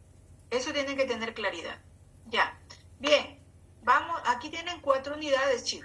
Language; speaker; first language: Spanish; native; Spanish